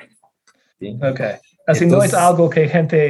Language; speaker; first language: Spanish; non-native, fluent; English